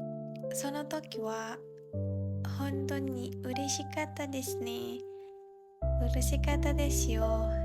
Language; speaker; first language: Japanese; non-native, learner; Indonesian